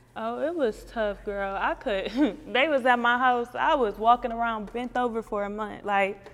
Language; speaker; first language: English; native; English